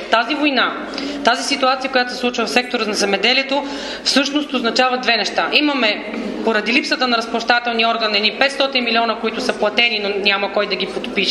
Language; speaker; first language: Bulgarian; native; Bulgarian